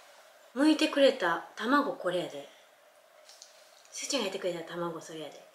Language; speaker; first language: Japanese; native; Japanese